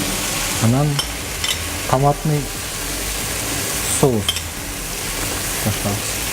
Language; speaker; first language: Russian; non-native, local second language; Kyrgyz